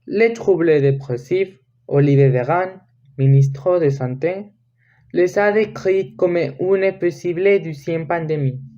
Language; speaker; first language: French; non-native, learner; Spanish